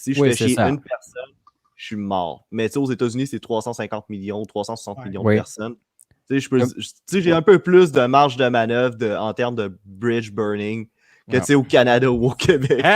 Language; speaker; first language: French; native; French